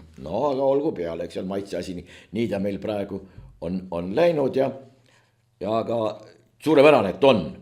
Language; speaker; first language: Estonian; native; Estonian